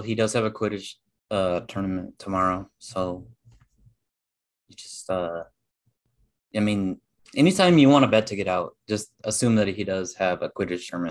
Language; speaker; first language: English; early bilingual, other home language; Spanish